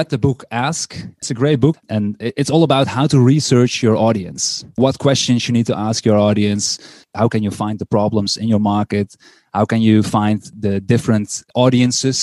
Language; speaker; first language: English; non-native, fluent; Dutch